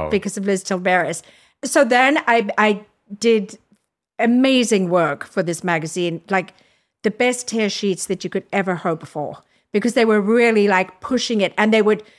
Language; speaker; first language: English; native; English